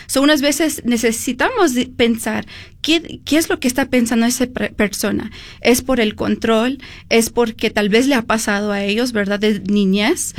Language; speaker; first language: Spanish; early bilingual, heritage; Spanish